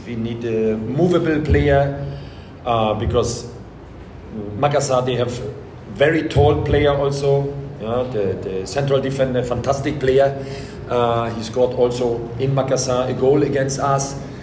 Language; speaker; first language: English; non-native, fluent; German